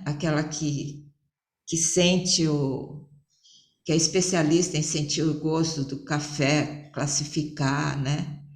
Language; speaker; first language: Portuguese; early bilingual, other home language; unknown